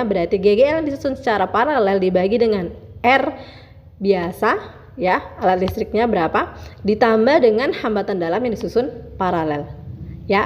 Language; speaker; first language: Indonesian; native; Indonesian